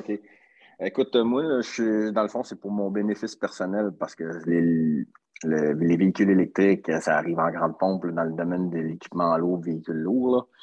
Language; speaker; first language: French; native; French